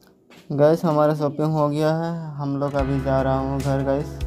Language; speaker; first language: Hindi; non-native, local second language; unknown